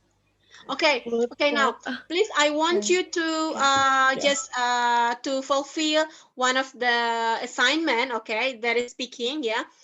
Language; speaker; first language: English; non-native, fluent; Indonesian